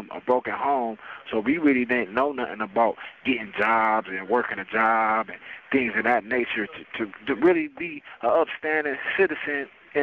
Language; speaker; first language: English; native; English